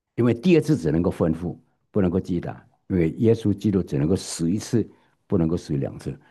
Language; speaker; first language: Chinese; native; Chinese